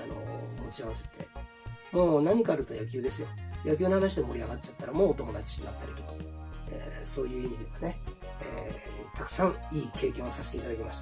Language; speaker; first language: Japanese; native; Japanese